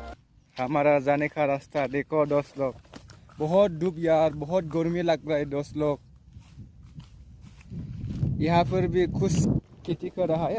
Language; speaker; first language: Hindi; non-native, local second language; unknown